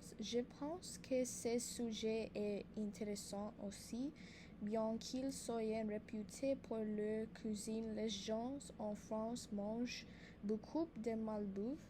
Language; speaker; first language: French; non-native, learner; English